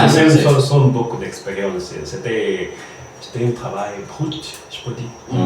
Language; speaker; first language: French; non-native, learner; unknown